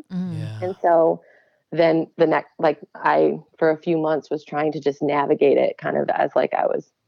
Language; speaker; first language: English; native; English